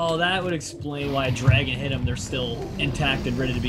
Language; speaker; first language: English; native; English